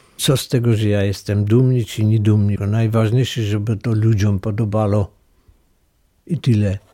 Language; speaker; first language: Polish; non-native, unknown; Armenian